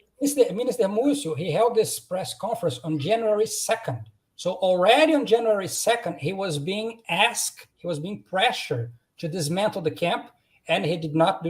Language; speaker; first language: English; non-native, fluent; Portuguese